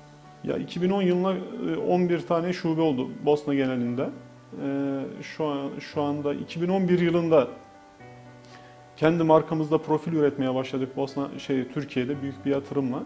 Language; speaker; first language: Turkish; native; Turkish